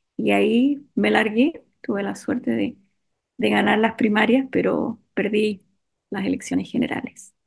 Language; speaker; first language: Spanish; native; Spanish